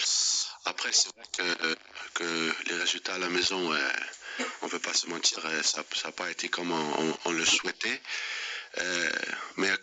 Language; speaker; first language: French; non-native, fluent; Danish